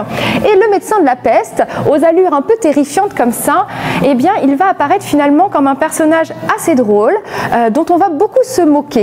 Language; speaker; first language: French; native; French